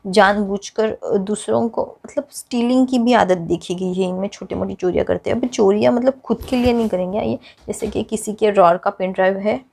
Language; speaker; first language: Hindi; non-native, local second language; Marathi